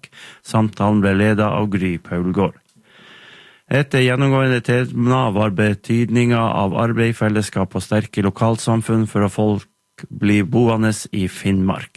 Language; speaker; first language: Norwegian; native; Norwegian